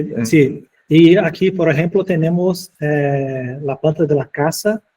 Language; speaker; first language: Spanish; non-native, fluent; Portuguese